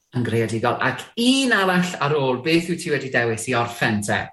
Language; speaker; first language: Welsh; native; Welsh